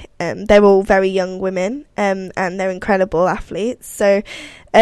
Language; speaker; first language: English; native; English